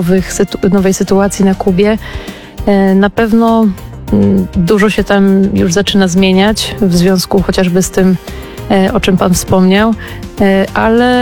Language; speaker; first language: Polish; native; Polish